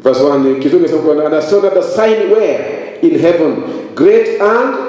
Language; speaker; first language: English; non-native, local second language; Swahili